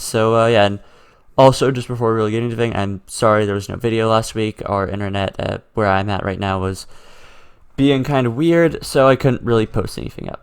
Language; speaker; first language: English; native; English